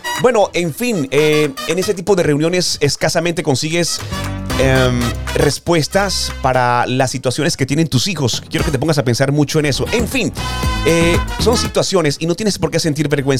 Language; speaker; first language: Spanish; native; Spanish